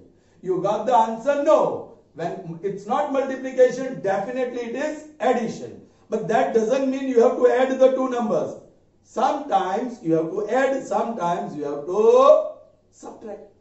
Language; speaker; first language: English; non-native, local second language; Hindi